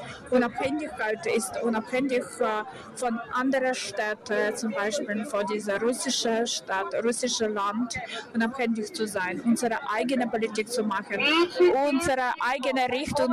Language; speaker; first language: German; non-native, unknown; Ukrainian